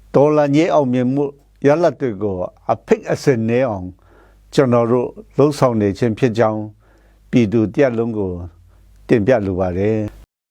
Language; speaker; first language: Burmese; non-native, local second language; Kachin